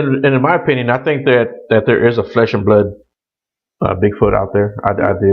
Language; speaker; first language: English; native; English